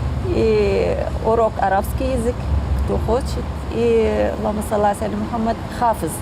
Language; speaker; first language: Russian; non-native, learner; Turkish